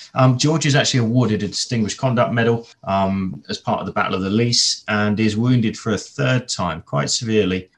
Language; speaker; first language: English; native; English